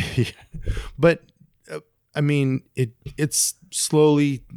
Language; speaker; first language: English; native; English